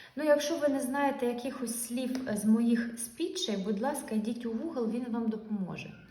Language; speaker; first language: Ukrainian; non-native, local second language; Russian